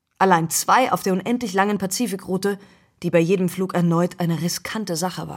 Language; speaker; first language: German; native; German